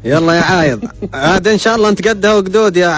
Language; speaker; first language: Arabic; native; Arabic